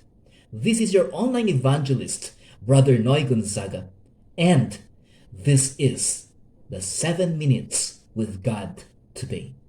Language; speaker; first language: English; non-native, local second language; Hiligaynon